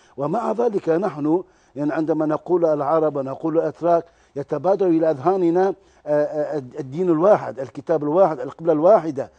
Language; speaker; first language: Arabic; non-native, fluent; Turkish